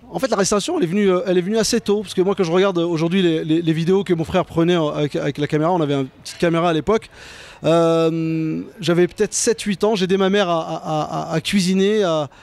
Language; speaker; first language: French; native; French